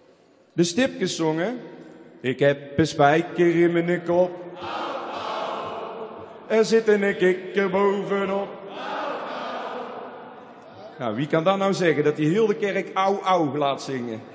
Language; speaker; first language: Dutch; native; Dutch